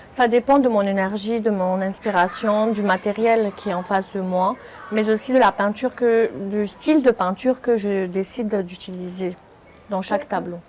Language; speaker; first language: French; native; French